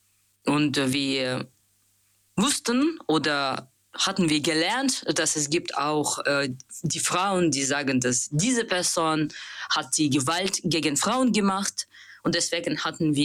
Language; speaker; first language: German; non-native, learner; Russian